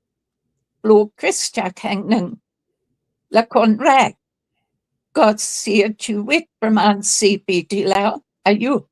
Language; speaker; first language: Thai; non-native, fluent; English